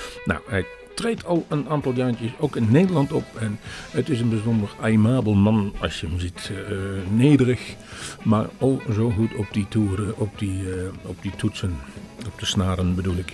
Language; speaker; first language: Dutch; native; Dutch